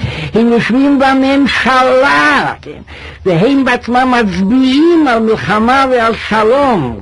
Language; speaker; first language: Hebrew; native; Hebrew